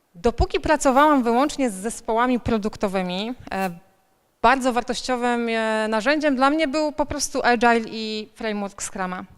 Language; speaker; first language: Polish; native; Polish